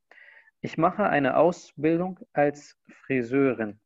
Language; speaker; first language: German; non-native, fluent; Spanish